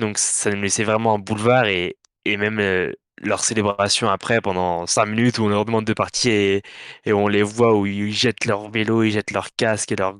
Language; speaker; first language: French; native; French